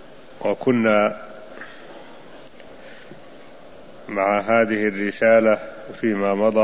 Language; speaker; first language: Arabic; native; Arabic